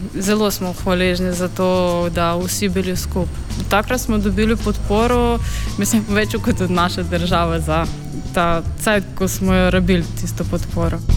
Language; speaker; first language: Slovenian; non-native, fluent; Russian